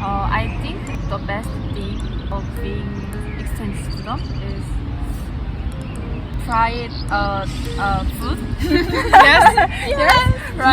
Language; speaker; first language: English; non-native, learner; Korean